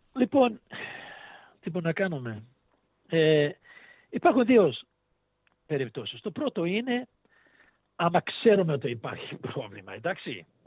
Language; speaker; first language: Greek; early bilingual, heritage; Greek